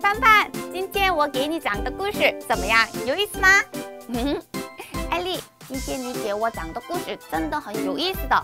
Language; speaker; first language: Chinese; non-native, fluent; Korean